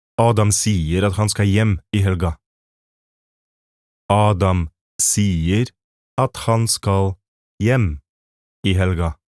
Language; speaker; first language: Norwegian; non-native, fluent; Polish